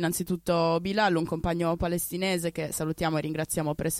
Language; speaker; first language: Italian; native; Italian